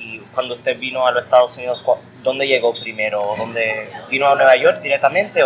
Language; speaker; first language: Spanish; early bilingual, heritage; English